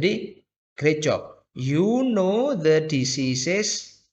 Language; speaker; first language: English; non-native, fluent; Indonesian